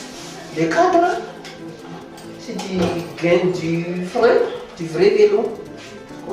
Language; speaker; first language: French; non-native, local second language; Malagasy